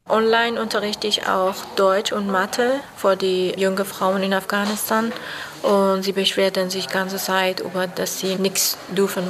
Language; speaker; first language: German; non-native, fluent; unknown